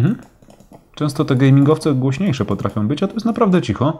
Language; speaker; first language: Polish; native; Polish